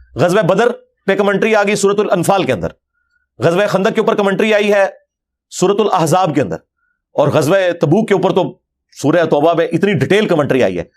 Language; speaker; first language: Urdu; non-native, local second language; Punjabi